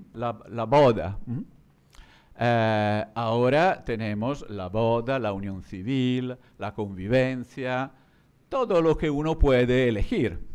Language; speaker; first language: Spanish; non-native, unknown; Italian